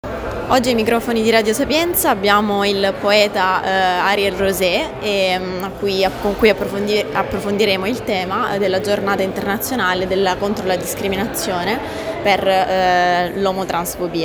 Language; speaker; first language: Italian; native; Italian